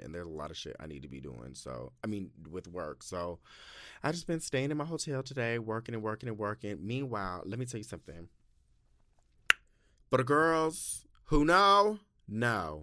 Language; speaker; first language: English; native; English